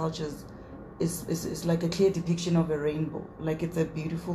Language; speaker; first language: English; non-native, local second language; Tswana